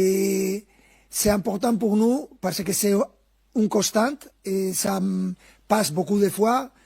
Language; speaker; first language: French; non-native, fluent; Spanish